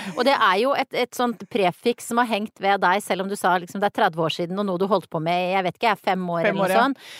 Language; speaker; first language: Norwegian; native; Norwegian